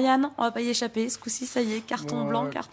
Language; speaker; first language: French; native; French